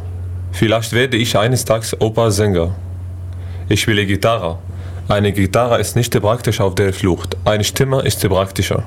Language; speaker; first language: German; non-native, learner; Arabic